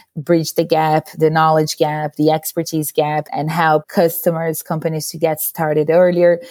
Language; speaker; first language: English; non-native, fluent; Portuguese